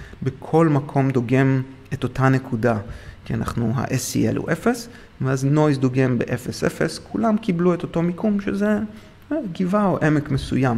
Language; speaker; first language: Hebrew; native; Hebrew